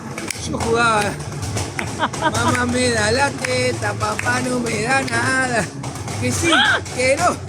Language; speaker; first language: Spanish; native; Spanish